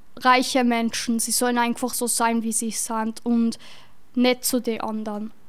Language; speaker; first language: German; native; German